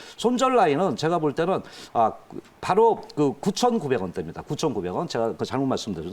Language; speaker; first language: Korean; native; Korean